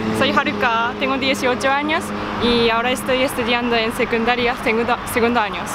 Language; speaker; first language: Spanish; non-native, learner; Japanese